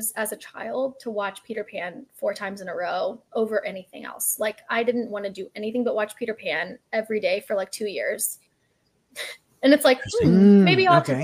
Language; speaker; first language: English; native; English